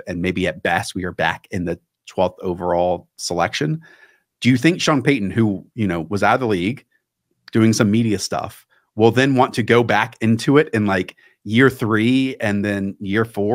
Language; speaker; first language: English; native; English